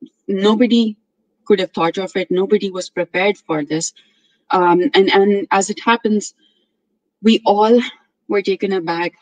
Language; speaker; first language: English; non-native, local second language; Urdu